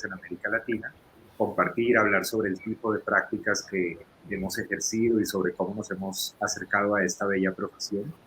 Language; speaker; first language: Spanish; native; Spanish